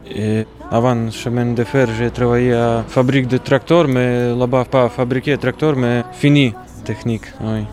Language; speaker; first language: French; non-native, fluent; Latvian